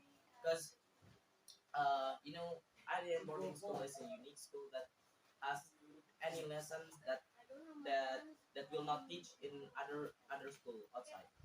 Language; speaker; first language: English; non-native, learner; Indonesian